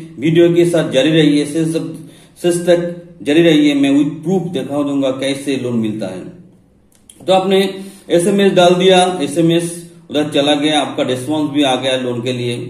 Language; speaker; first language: Hindi; non-native, local second language; Bangla